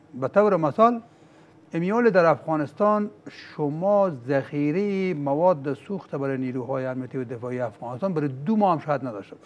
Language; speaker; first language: Persian; native; Persian